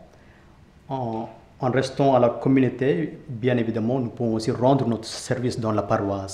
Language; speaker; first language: French; non-native, fluent; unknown